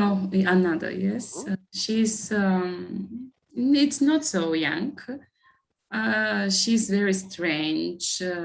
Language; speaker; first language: English; non-native, learner; Bulgarian